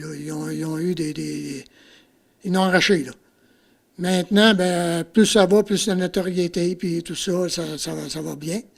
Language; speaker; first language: French; native; French